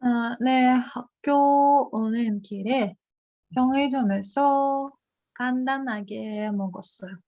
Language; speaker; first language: Korean; non-native, learner; Russian